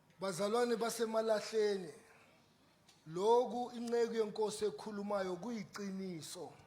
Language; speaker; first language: Zulu; native; Zulu